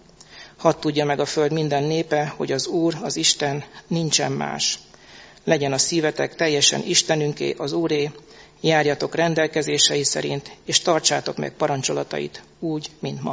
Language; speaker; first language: Hungarian; native; Hungarian